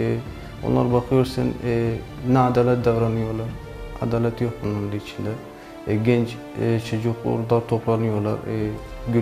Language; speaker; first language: Turkish; non-native, learner; Kurdish